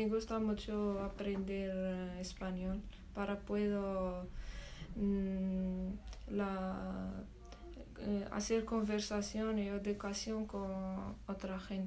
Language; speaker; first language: Spanish; non-native, learner; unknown